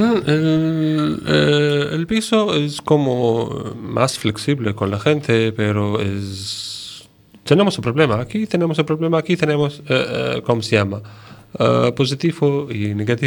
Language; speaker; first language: Spanish; non-native, learner; Arabic